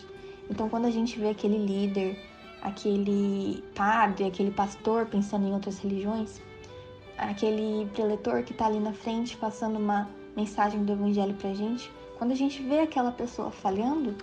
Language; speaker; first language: Portuguese; native; Portuguese